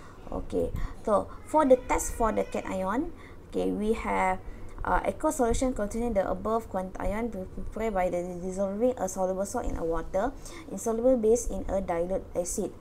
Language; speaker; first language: English; non-native, local second language; Malay